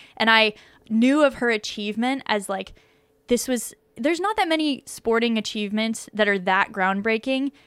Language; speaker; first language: English; native; English